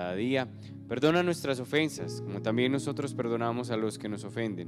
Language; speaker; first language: Spanish; native; Spanish